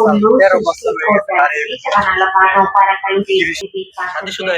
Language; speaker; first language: Hindi; non-native, learner; Bangla